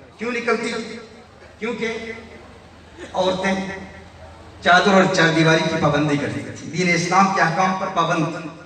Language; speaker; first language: Urdu; early bilingual, heritage; Urdu